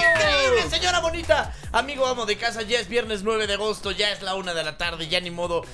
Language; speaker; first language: Spanish; native; Spanish